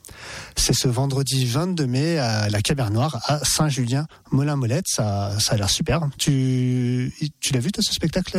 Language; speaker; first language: French; native; French